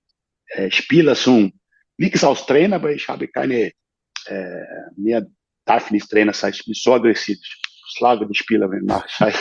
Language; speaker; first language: German; non-native, learner; Portuguese